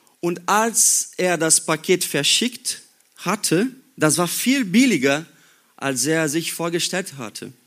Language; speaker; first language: German; non-native, learner; Portuguese